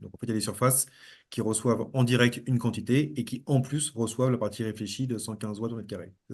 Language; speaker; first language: French; native; French